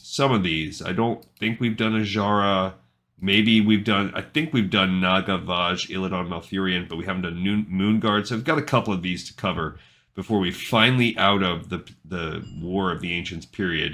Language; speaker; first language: English; native; English